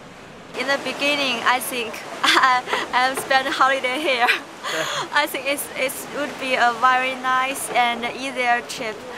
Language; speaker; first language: English; non-native, learner; Chinese